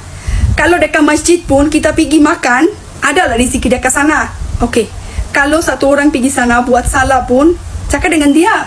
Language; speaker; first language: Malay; non-native, fluent; Bangla